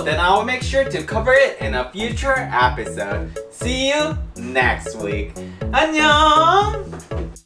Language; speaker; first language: English; non-native, fluent; Korean